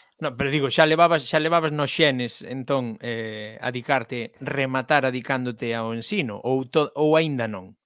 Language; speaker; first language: Galician; non-native, local second language; Spanish